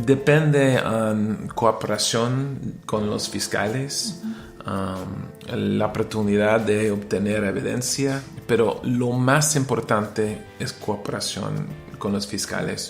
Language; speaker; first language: Spanish; non-native, learner; English